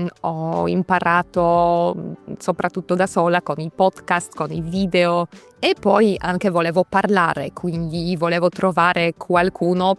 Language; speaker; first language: Italian; non-native, fluent; Polish